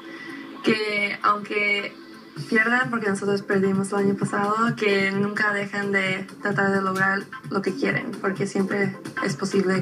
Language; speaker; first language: Spanish; early bilingual, heritage; Spanish